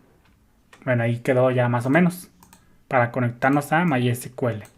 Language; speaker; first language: Spanish; native; Spanish